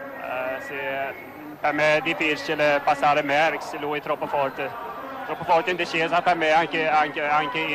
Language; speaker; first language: Italian; non-native, learner; Swedish